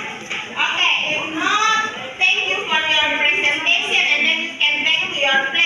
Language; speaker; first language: English; non-native, learner; Indonesian